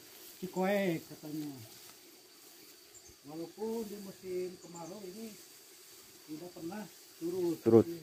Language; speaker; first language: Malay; non-native, local second language; Sundanese